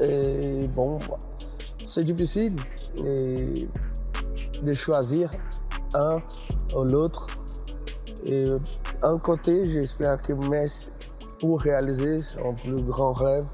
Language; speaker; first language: French; non-native, fluent; Portuguese